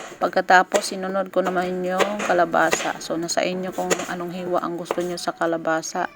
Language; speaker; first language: Filipino; native; Filipino